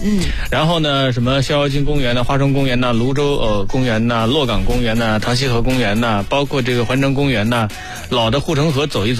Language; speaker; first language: Chinese; native; Chinese